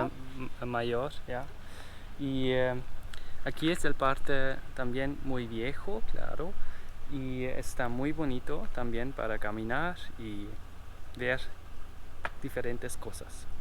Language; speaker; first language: Spanish; non-native, learner; German